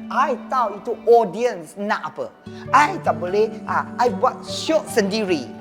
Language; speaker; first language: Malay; non-native, local second language; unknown